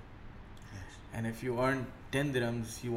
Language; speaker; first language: English; non-native, local second language; Urdu